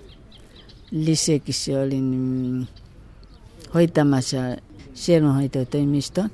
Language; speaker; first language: Finnish; non-native, fluent; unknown